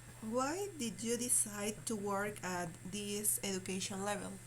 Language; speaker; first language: English; non-native, learner; Spanish